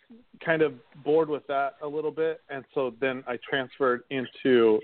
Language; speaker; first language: English; native; English